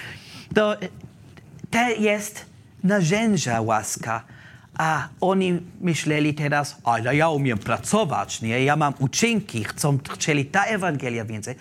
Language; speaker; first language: Polish; non-native, learner; German